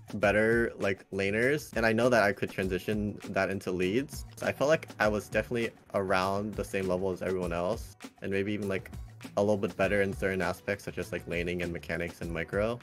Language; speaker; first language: English; native; English